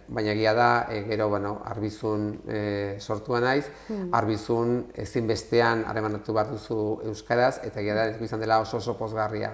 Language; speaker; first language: Basque; non-native, local second language; Spanish